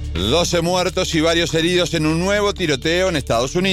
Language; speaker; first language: Spanish; native; Spanish